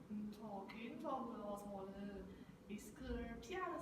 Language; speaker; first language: Korean; non-native, learner; Chinese